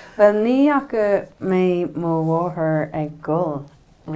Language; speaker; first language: Irish; non-native, learner; English